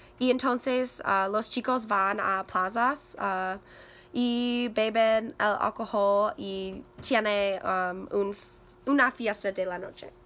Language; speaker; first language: Spanish; non-native, learner; English